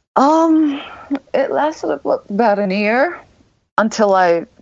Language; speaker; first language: English; non-native, fluent; Japanese